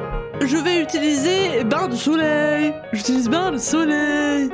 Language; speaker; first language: French; native; French